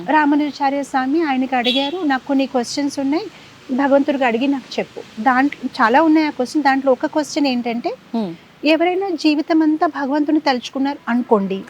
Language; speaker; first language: Telugu; non-native, fluent; Gujarati